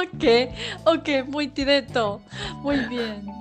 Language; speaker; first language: Spanish; non-native, learner; Chinese